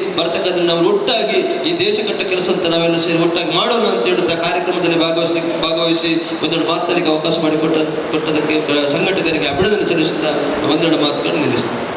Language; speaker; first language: Kannada; non-native, local second language; Tulu